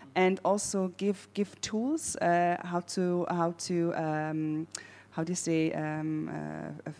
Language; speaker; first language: English; non-native, fluent; German